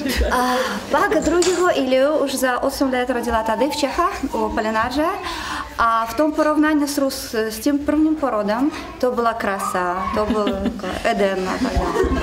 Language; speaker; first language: Czech; non-native, learner; Russian